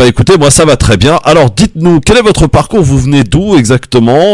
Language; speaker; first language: French; native; French